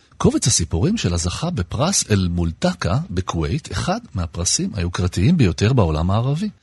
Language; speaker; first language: Hebrew; native; Hebrew